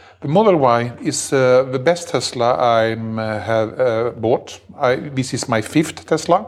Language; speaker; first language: English; non-native, fluent; Swedish